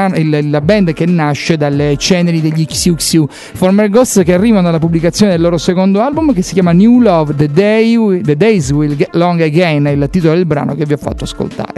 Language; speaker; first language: Italian; native; Italian